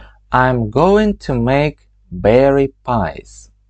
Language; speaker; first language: English; non-native, fluent; Ukrainian